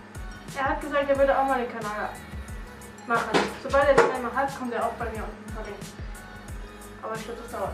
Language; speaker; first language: German; native; German